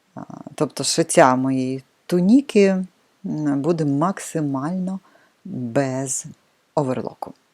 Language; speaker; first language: Ukrainian; non-native, local second language; Russian